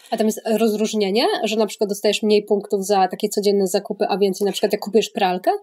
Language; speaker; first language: Polish; native; Polish